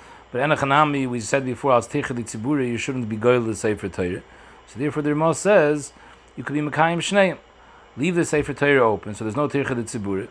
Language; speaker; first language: English; native; English